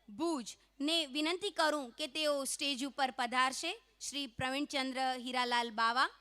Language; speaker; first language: Gujarati; non-native, local second language; Kachhi